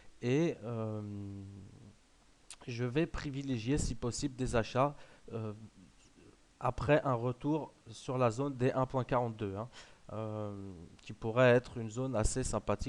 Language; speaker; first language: French; native; French